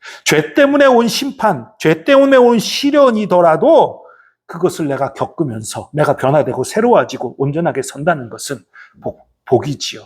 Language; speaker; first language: Korean; native; Korean